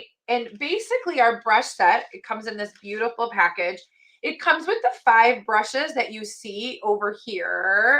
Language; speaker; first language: English; native; English